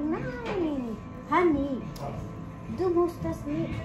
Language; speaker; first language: German; non-native, fluent; Filipino